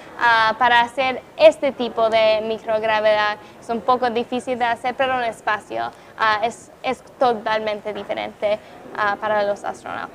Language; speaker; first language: Spanish; non-native, fluent; English